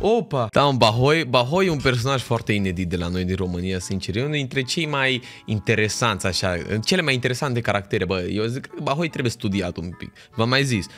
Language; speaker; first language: Romanian; native; Romanian